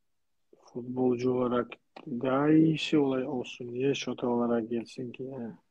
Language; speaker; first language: Turkish; non-native, fluent; Georgian